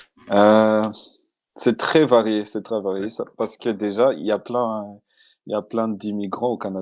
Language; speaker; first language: French; non-native, local second language; Malagasy